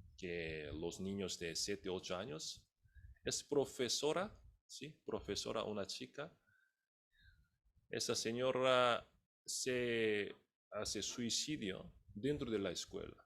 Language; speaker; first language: Spanish; non-native, fluent; Korean